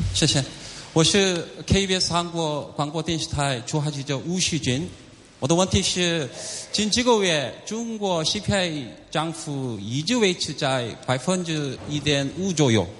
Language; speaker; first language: Chinese; non-native, fluent; Korean